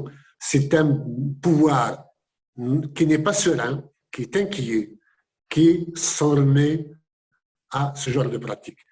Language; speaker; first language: French; non-native, local second language; Kabyle